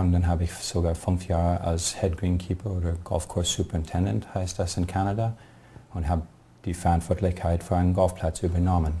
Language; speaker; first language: German; non-native, fluent; English